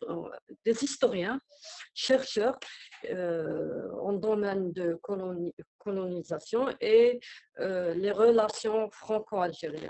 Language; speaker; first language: French; non-native, local second language; Arabic